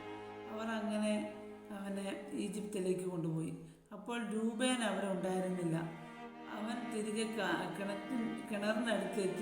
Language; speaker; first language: Malayalam; native; Malayalam